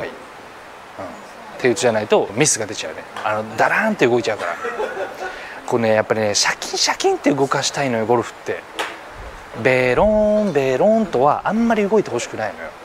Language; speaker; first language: Japanese; native; Japanese